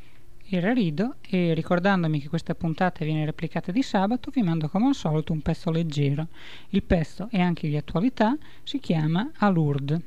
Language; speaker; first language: Italian; native; Italian